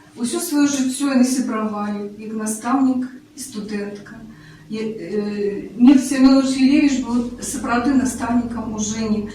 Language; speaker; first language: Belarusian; native; Belarusian